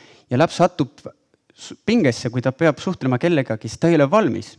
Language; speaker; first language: Estonian; non-native, fluent; Spanish